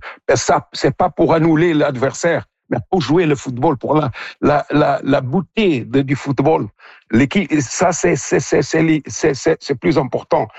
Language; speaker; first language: French; non-native, local second language; Portuguese